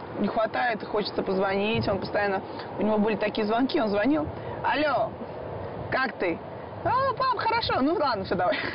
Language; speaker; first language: Russian; non-native, fluent; Georgian